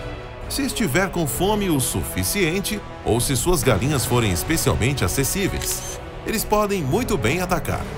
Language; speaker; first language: Portuguese; native; Portuguese